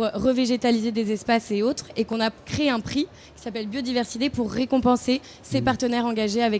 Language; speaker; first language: French; native; French